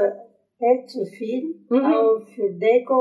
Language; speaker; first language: German; non-native, fluent; Italian